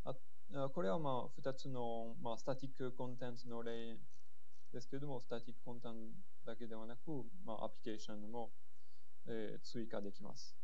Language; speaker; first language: Japanese; non-native, fluent; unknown